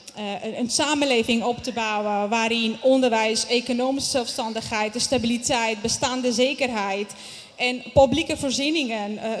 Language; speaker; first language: Dutch; non-native, fluent; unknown